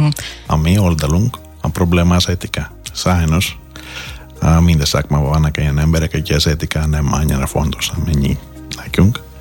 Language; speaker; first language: Hungarian; non-native, fluent; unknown